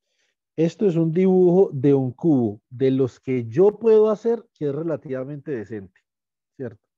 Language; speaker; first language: Spanish; native; Spanish